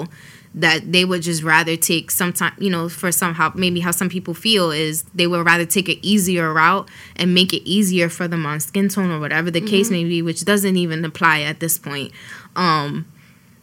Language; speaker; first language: English; early bilingual, other home language; Spanish